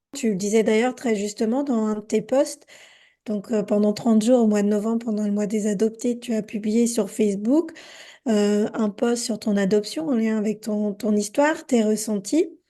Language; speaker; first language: French; native; French